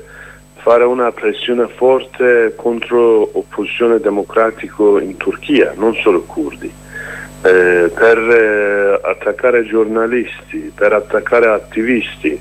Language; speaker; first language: Italian; non-native, learner; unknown